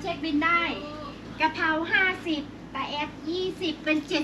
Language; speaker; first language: Thai; native; Thai